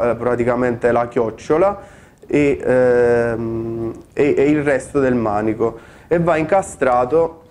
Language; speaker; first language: Italian; native; Italian